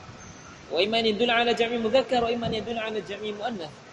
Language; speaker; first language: Arabic; non-native, fluent; Indonesian